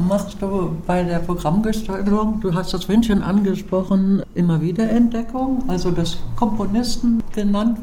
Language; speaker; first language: German; native; German